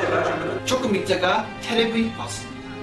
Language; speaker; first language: Korean; non-native, learner; English